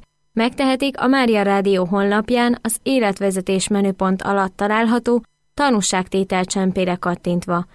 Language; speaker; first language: Hungarian; native; Hungarian